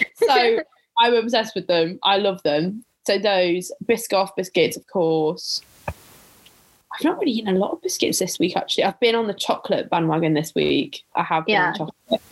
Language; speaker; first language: English; native; English